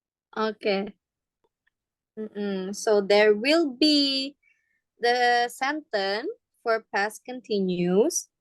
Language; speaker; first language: English; non-native, fluent; Indonesian